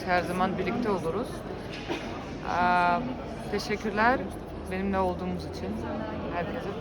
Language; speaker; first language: Turkish; non-native, fluent; Russian